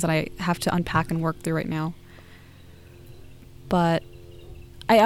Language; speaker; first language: English; native; English